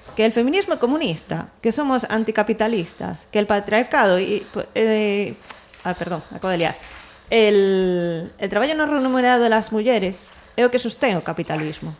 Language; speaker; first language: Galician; non-native, local second language; Spanish